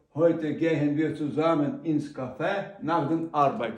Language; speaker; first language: German; non-native, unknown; Ukrainian